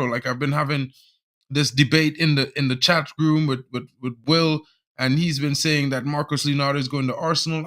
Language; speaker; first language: English; native; English